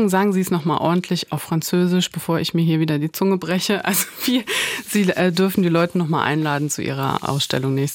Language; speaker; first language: German; native; German